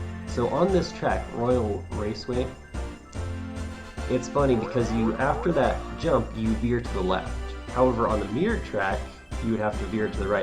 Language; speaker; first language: English; native; English